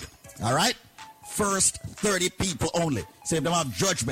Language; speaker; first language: English; native; English